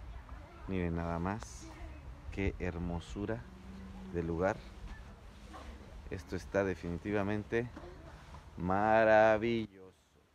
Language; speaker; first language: Spanish; native; Spanish